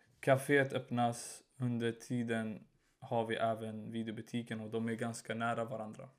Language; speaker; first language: Swedish; early bilingual, other home language; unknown